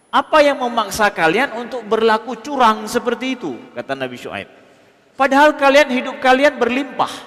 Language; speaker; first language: Malay; non-native, local second language; Achinese